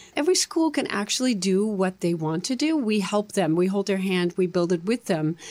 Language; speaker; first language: English; non-native, fluent; Dutch